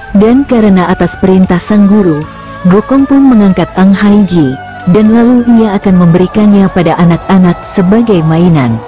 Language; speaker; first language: Indonesian; native; Indonesian